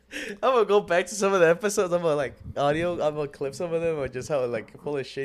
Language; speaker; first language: English; early bilingual, other home language; Spanish